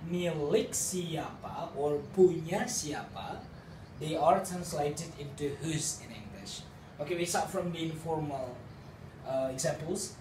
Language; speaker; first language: English; non-native, fluent; Indonesian